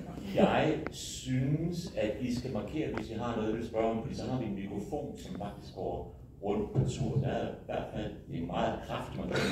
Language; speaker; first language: Danish; native; Danish